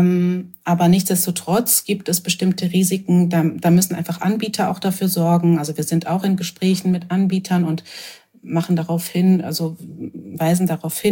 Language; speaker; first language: German; native; German